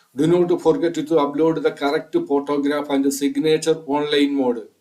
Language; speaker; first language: English; non-native, local second language; Malayalam